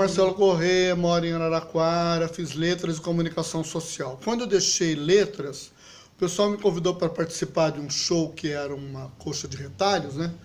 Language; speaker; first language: Portuguese; native; Portuguese